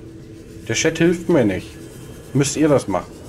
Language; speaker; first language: German; native; German